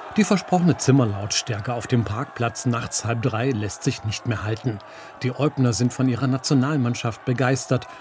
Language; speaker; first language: German; native; German